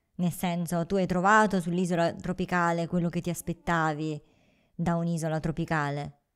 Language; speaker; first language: Italian; native; Italian